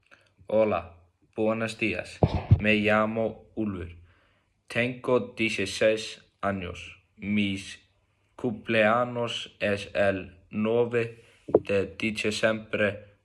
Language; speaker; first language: Spanish; non-native, learner; Icelandic